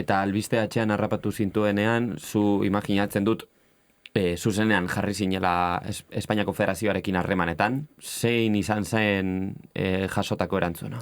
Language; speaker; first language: Basque; native; Basque